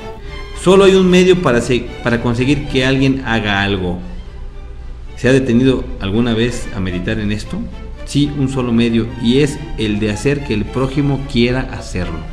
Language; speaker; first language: Spanish; native; Spanish